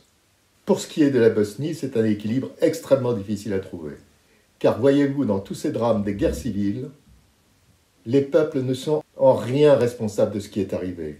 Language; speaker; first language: French; native; French